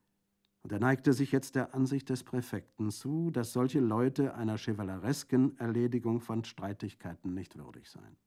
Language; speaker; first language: German; native; German